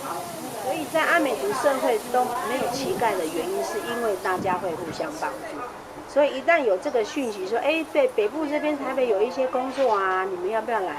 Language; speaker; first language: Chinese; native; Chinese